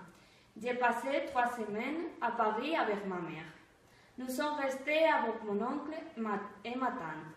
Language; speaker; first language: French; non-native, learner; Spanish